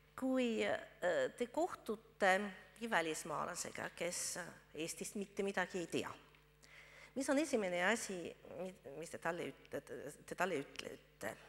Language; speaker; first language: Estonian; non-native, fluent; French